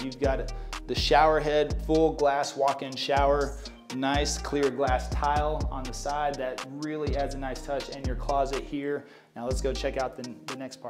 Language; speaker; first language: English; native; English